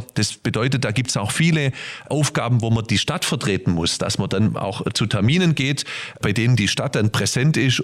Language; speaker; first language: German; native; German